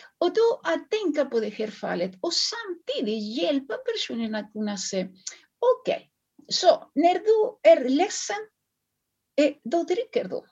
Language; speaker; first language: Swedish; non-native, fluent; Spanish